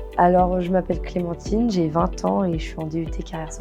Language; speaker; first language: French; native; French